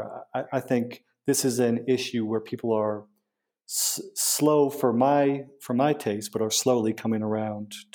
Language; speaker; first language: English; native; English